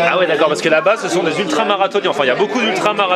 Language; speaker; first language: French; native; French